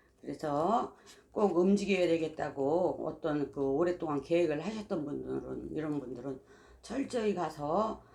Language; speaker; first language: Korean; native; Korean